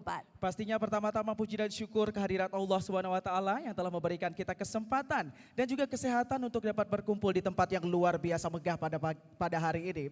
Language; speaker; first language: Indonesian; native; Indonesian